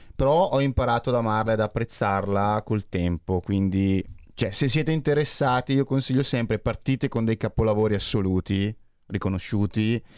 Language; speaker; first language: Italian; native; Italian